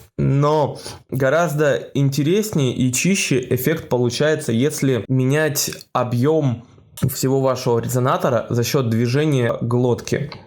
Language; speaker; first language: Russian; native; Russian